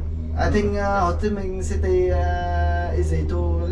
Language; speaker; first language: English; non-native, learner; Vietnamese